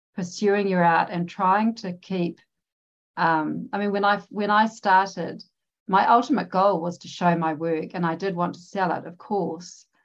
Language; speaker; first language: English; native; English